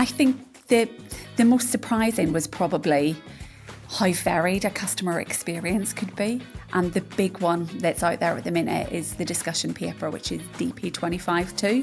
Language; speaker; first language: English; native; English